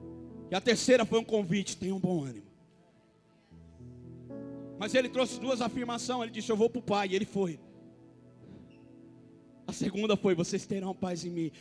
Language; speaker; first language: Portuguese; native; Portuguese